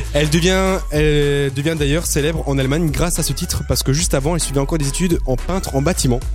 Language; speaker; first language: French; native; French